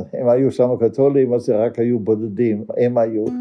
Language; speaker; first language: Hebrew; non-native, fluent; Dutch